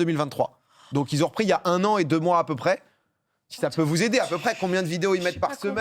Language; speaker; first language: French; native; French